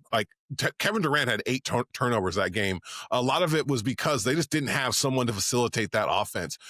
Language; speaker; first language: English; native; English